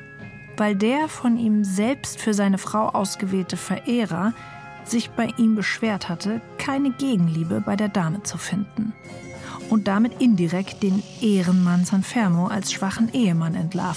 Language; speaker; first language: German; native; German